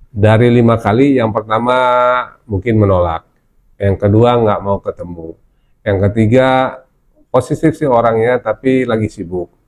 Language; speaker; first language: Indonesian; non-native, local second language; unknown